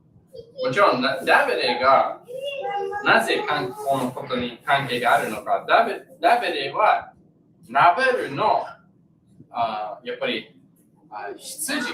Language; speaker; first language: Japanese; non-native, learner; English